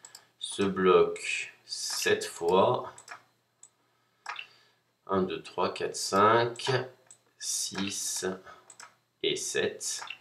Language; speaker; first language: French; native; French